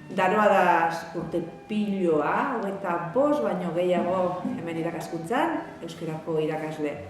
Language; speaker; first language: Basque; native; Basque